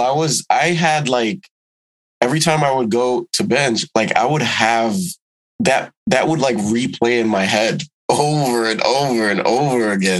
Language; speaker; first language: English; native; English